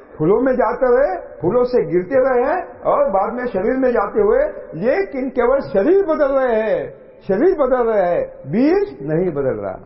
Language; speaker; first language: Hindi; non-native, local second language; Marathi